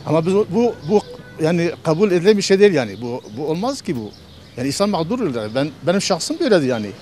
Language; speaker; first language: Turkish; non-native, local second language; Kurdish